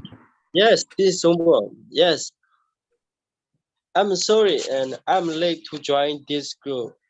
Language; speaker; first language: English; non-native, learner; Burmese